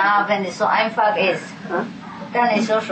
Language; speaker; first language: German; non-native, fluent; Vietnamese